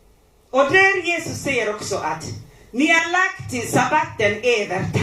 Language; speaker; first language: Swedish; non-native, learner; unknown